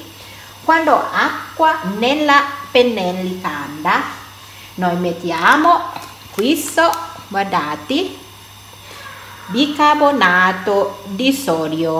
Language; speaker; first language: Italian; non-native, learner; Thai